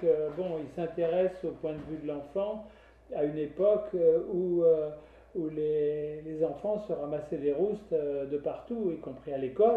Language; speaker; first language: French; native; French